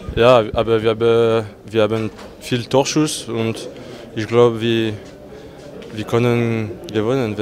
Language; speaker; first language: German; non-native, learner; French